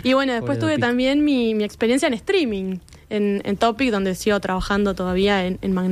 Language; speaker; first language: Spanish; native; Spanish